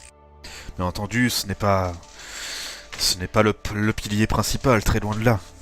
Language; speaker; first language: French; native; French